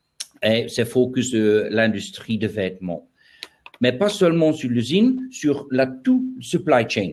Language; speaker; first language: French; non-native, learner; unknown